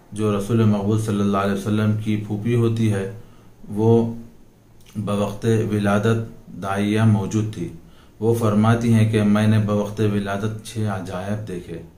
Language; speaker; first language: Urdu; native; Urdu